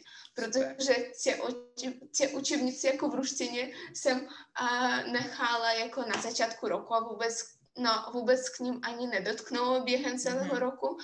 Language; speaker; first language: Czech; non-native, fluent; Russian